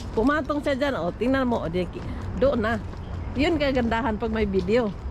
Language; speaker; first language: Filipino; non-native, local second language; Cebuano